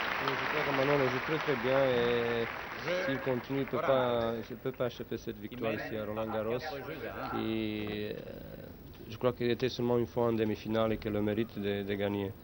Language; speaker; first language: French; non-native, learner; Romanian